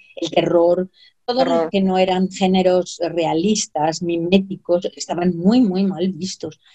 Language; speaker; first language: Spanish; native; Spanish